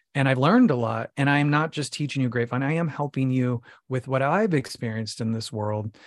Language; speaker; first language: English; native; English